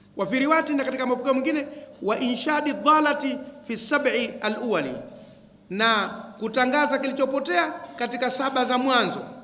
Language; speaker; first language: Swahili; native; Swahili